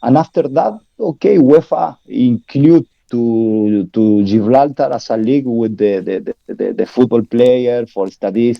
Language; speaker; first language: English; non-native, learner; Spanish